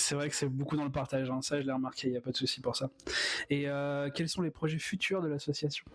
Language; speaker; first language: French; native; French